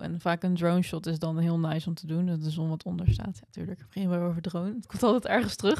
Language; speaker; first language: Dutch; native; Dutch